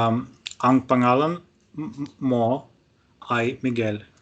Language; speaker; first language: Filipino; non-native, learner; Russian